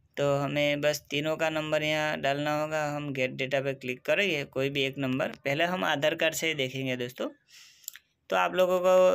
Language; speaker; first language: Hindi; non-native, local second language; Gujarati